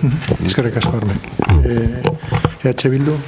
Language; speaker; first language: Basque; non-native, local second language; Spanish